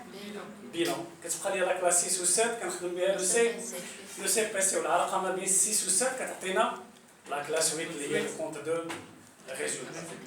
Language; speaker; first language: French; non-native, local second language; Arabic